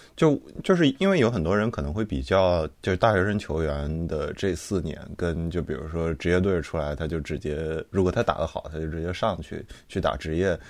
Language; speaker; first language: Chinese; native; Chinese